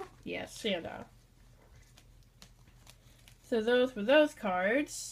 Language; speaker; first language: English; native; English